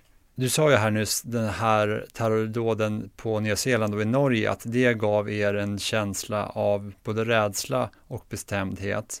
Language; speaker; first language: Swedish; native; Swedish